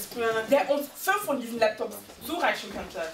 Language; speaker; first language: German; early bilingual, heritage; Lingala